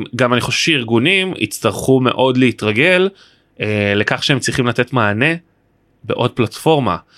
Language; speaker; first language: Hebrew; native; Hebrew